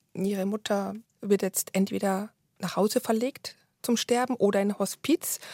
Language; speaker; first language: German; native; German